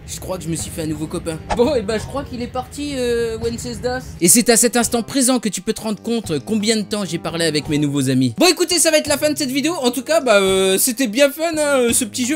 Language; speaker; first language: French; native; French